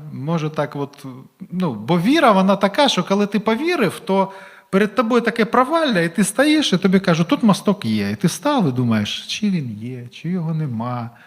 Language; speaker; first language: Ukrainian; non-native, local second language; Russian